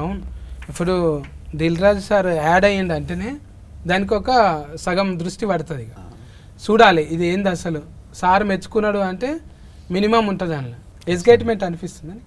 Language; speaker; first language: Telugu; native; Telugu